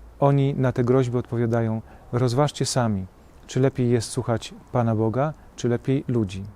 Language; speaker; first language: Polish; native; Polish